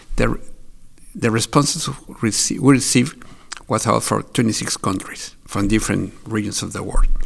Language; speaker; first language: English; non-native, fluent; Spanish